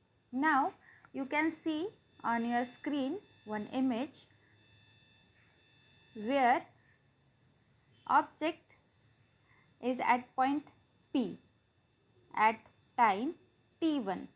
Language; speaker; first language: English; non-native, local second language; Marathi